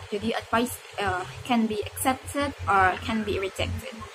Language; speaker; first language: English; non-native, fluent; Indonesian